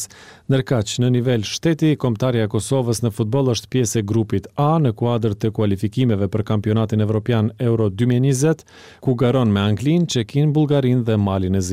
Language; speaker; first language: Albanian; native; Albanian